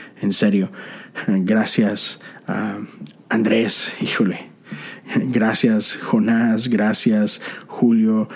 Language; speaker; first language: Spanish; native; Spanish